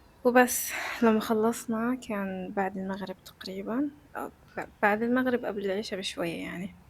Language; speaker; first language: Arabic; native; Arabic